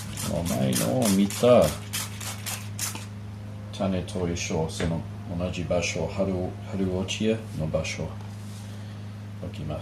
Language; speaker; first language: Japanese; non-native, learner; English